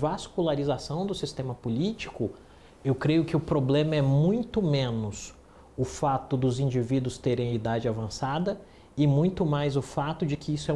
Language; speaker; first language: Portuguese; native; Portuguese